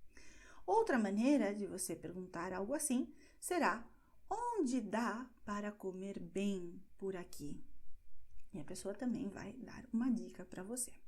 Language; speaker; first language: Portuguese; non-native, fluent; Spanish